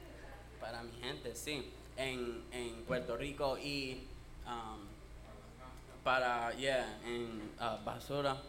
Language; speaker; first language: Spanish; non-native, learner; English